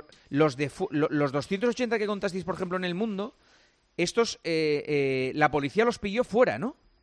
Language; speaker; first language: Spanish; native; Spanish